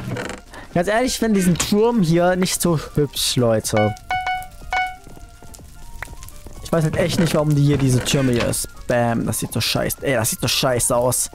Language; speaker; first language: German; native; German